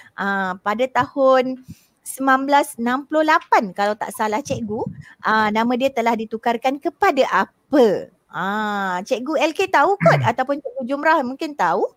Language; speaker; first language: Malay; native; Malay